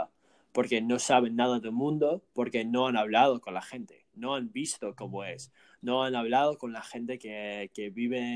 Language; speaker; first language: Spanish; non-native, fluent; English